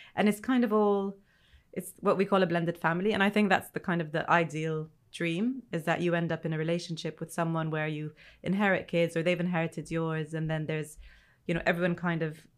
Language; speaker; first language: English; non-native, fluent; Arabic